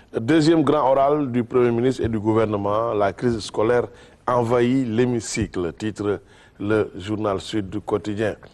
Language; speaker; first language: French; non-native, local second language; Wolof